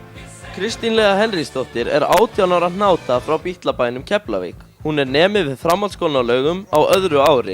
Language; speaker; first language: Icelandic; native; Icelandic